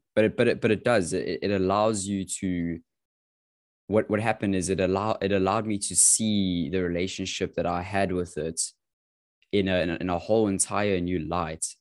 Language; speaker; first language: English; native; English